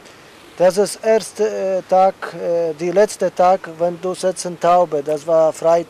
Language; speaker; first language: German; non-native, learner; Polish